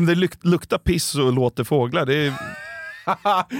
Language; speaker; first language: Swedish; native; Swedish